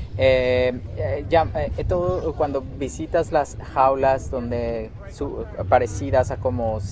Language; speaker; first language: Spanish; native; Spanish